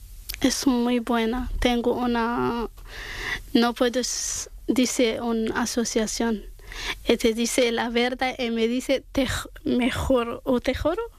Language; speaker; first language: Spanish; non-native, learner; Arabic